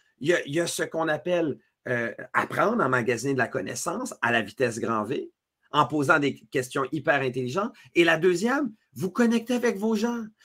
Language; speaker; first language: French; native; French